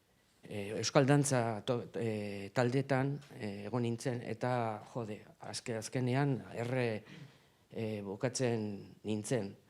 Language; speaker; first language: Basque; non-native, local second language; Spanish